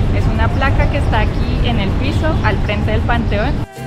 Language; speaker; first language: Spanish; native; Spanish